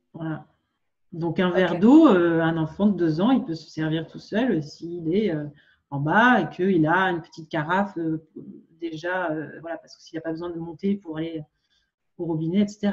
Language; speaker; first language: French; native; French